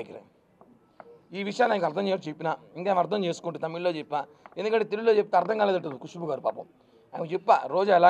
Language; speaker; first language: Tamil; non-native, local second language; Telugu